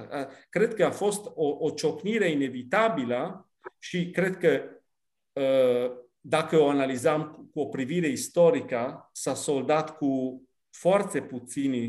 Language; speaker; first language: Romanian; non-native, fluent; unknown